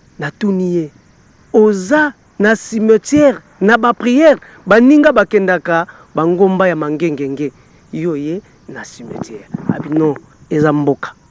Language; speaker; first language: Lingala; non-native, local second language; Kongo